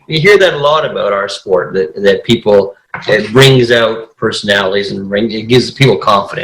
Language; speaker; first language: English; native; English